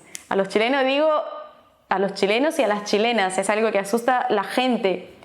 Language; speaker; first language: Spanish; non-native, fluent; Portuguese